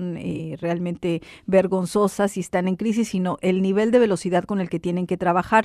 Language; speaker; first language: Spanish; native; Spanish